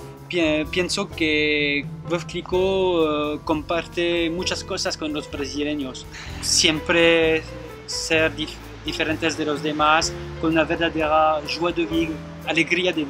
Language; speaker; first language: Spanish; non-native, fluent; French